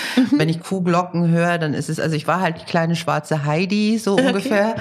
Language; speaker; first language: German; early bilingual, other home language; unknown